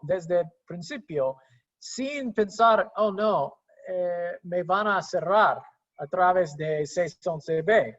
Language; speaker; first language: Spanish; non-native, fluent; English